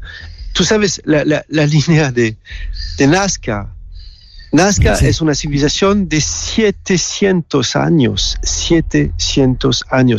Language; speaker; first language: Spanish; non-native, learner; French